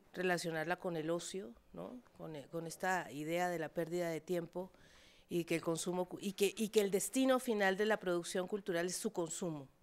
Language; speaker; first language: Spanish; native; Spanish